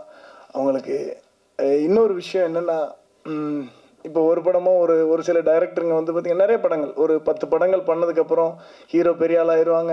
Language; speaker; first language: Tamil; native; Tamil